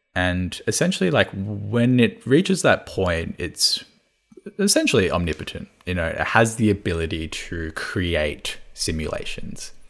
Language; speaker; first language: English; non-native, local second language; Cantonese